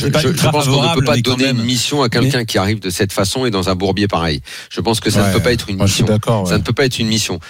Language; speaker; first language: French; native; French